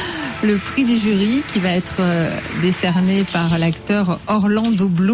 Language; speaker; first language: French; native; French